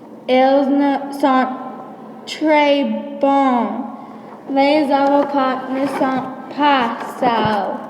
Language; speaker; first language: French; non-native, learner; English